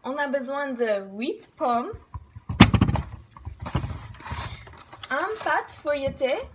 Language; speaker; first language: French; non-native, learner; English